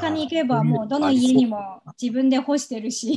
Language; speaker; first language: Japanese; non-native, fluent; Chinese